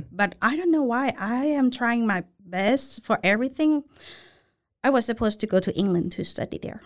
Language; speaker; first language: English; non-native, learner; Thai